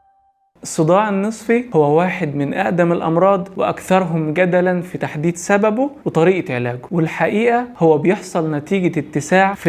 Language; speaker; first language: Arabic; native; Arabic